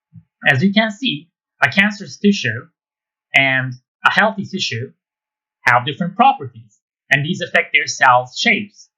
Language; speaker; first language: English; non-native, fluent; Turkish